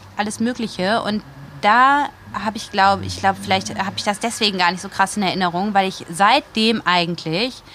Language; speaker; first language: German; native; German